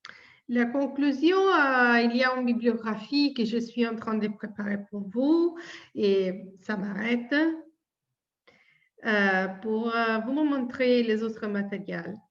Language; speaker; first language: French; non-native, fluent; Italian